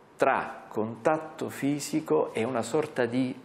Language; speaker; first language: Italian; non-native, local second language; Sicilian